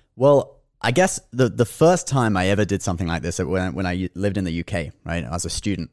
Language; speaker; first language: English; native; English